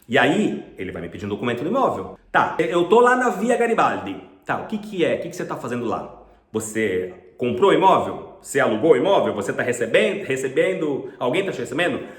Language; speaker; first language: Portuguese; native; Portuguese